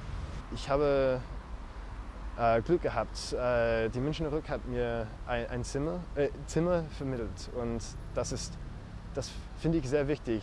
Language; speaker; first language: German; non-native, fluent; English